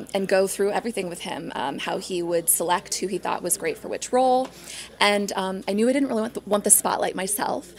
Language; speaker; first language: English; native; English